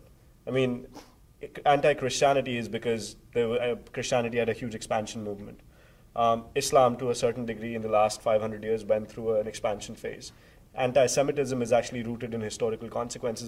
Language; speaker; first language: English; non-native, local second language; Hindi